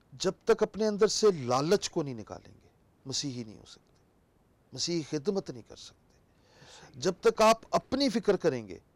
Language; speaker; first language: Urdu; non-native, local second language; Punjabi